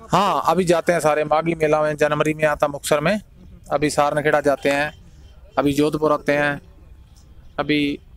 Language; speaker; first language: Hindi; native; Hindi